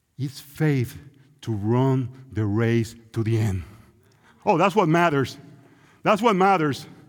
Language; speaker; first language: English; non-native, local second language; Spanish